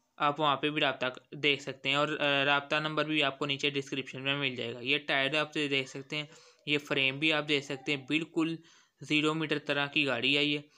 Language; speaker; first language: Urdu; non-native, local second language; Punjabi